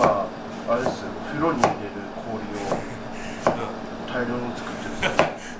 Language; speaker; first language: Japanese; native; Japanese